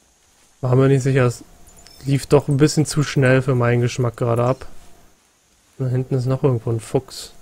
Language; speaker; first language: German; native; German